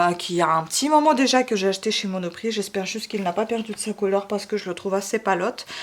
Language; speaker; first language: French; non-native, fluent; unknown